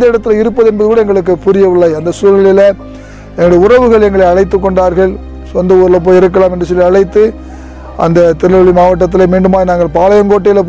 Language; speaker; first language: Tamil; native; Tamil